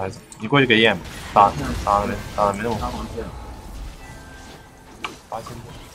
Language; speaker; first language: Chinese; native; Chinese